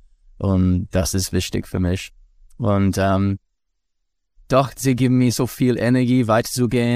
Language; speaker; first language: German; non-native, learner; English